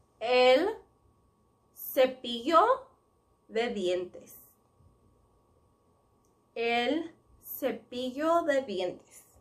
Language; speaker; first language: Spanish; non-native, fluent; English